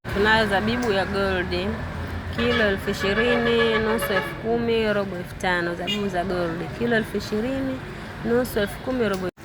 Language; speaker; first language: Swahili; native; Swahili